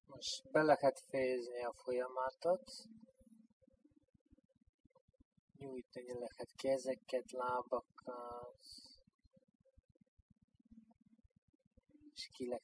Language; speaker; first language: Hungarian; non-native, fluent; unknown